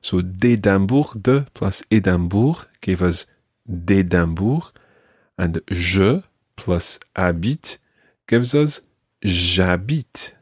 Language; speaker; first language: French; non-native, fluent; English